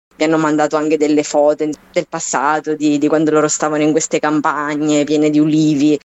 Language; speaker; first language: Italian; native; Italian